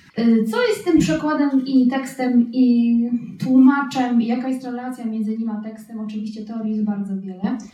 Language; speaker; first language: Polish; native; Polish